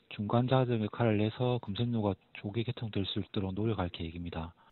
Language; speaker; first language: Korean; non-native, fluent; German